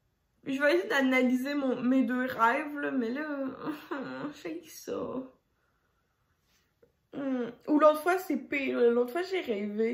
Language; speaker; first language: French; native; French